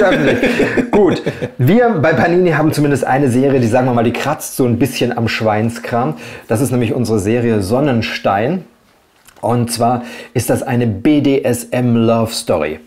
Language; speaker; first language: German; native; German